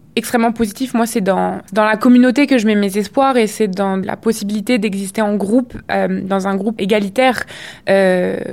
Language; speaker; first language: French; native; French